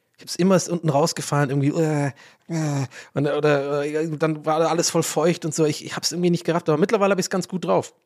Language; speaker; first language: German; early bilingual, other home language; English